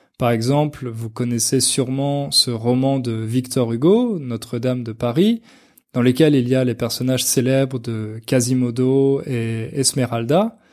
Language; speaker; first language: French; native; French